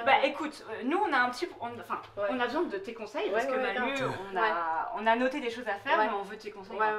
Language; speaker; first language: French; native; French